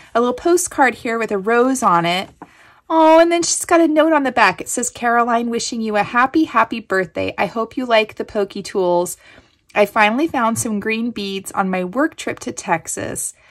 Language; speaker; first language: English; native; English